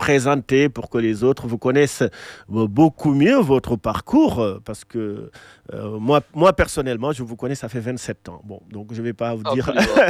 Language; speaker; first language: French; non-native, local second language; Wolof